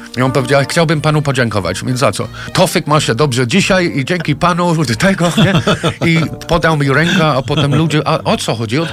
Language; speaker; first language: Polish; non-native, fluent; English